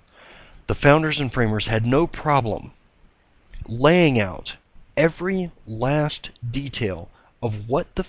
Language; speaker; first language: English; native; English